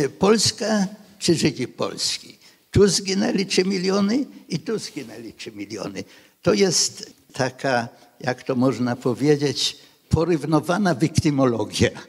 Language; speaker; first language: Polish; early bilingual, heritage; Polish